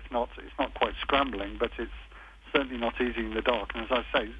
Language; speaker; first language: English; native; English